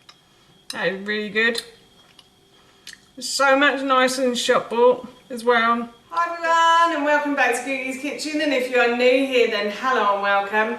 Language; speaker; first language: English; native; English